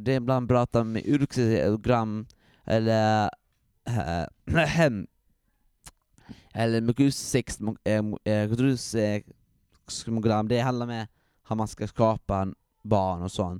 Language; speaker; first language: Swedish; early bilingual, other home language; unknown